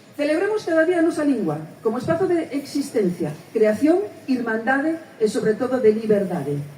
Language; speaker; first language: Galician; early bilingual, heritage; Spanish